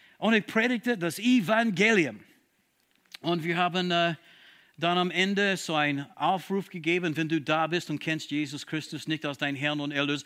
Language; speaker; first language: German; non-native, fluent; English